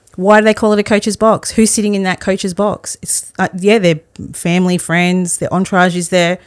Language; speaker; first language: English; early bilingual, other home language; Spanish